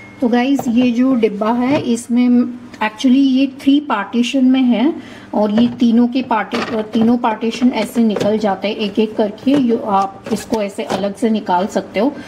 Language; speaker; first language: Hindi; non-native, local second language; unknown